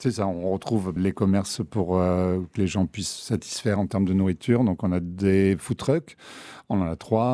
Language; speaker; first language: French; native; French